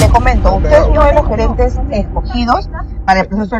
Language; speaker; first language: Spanish; native; Spanish